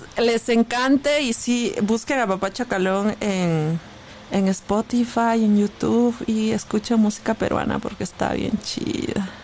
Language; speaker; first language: Spanish; native; Spanish